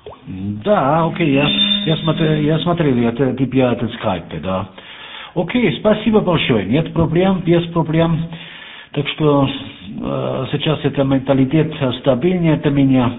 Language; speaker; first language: Russian; non-native, learner; German